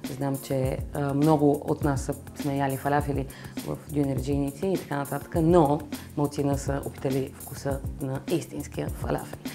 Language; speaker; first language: Bulgarian; early bilingual, other home language; Arabic